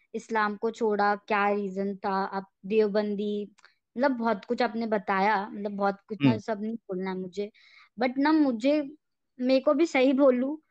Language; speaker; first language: Hindi; native; Hindi